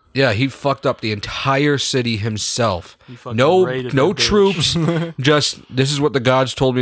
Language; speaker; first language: English; native; English